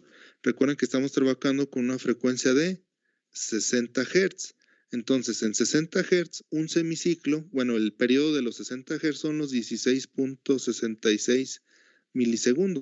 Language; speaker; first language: Spanish; native; Spanish